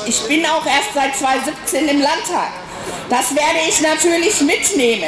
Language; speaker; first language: German; native; German